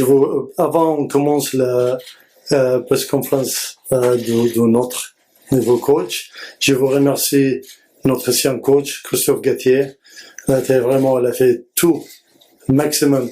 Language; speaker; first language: French; non-native, learner; Arabic